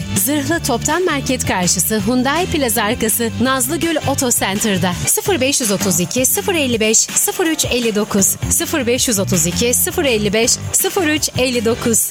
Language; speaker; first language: Turkish; native; Turkish